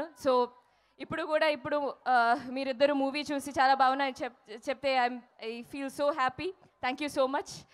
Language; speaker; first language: Telugu; non-native, fluent; Malayalam